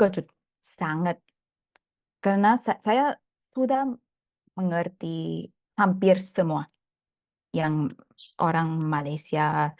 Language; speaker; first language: Indonesian; non-native, fluent; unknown